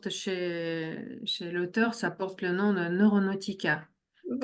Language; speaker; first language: French; non-native, fluent; Russian